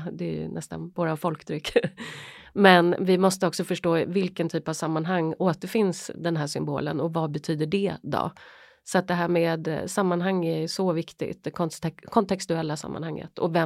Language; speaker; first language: Swedish; native; Swedish